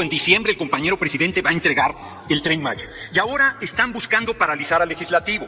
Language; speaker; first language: Spanish; native; Spanish